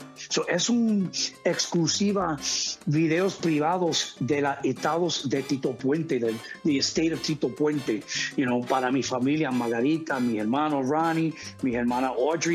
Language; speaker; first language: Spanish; early bilingual, heritage; English